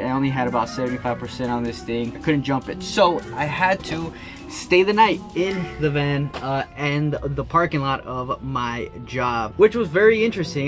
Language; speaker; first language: English; native; English